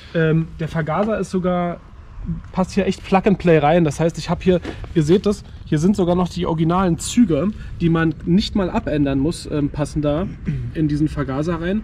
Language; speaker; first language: German; native; German